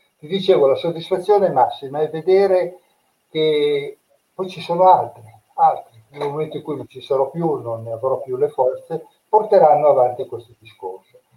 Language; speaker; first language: Italian; native; Italian